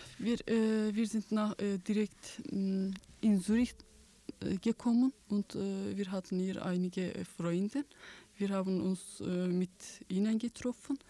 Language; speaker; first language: German; non-native, learner; Kurdish